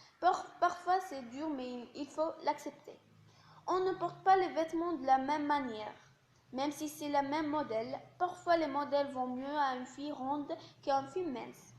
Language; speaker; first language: French; non-native, local second language; Arabic